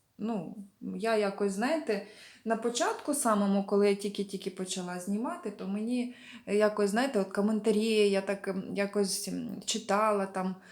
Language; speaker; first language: Ukrainian; non-native, local second language; Russian